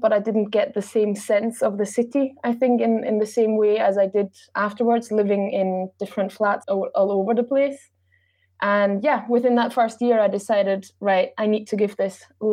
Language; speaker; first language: English; non-native, fluent; German